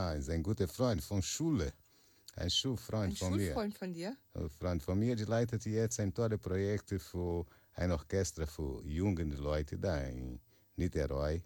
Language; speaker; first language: German; non-native, learner; Portuguese